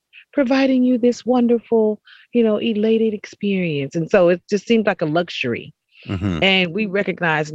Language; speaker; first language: English; native; English